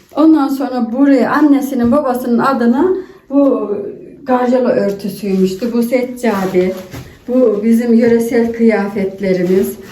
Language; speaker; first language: Turkish; native; Turkish